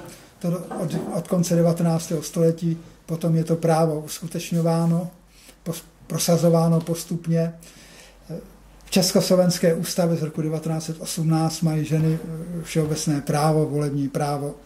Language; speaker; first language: Czech; native; Czech